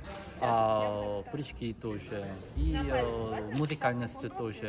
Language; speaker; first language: Russian; non-native, fluent; Korean